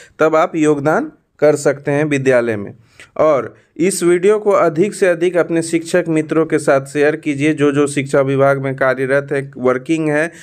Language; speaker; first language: Hindi; native; Hindi